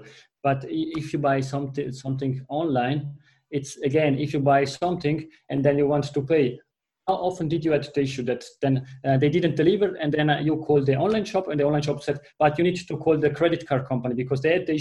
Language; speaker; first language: English; non-native, fluent; Italian